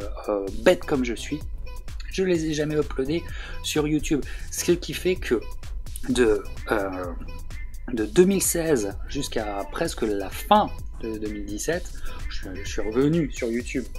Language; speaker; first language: French; native; French